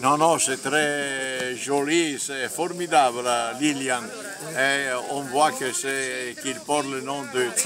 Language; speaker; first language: French; non-native, fluent; Italian